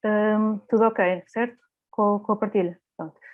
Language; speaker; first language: Portuguese; native; Portuguese